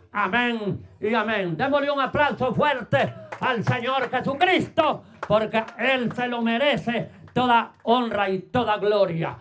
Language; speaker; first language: Spanish; native; Spanish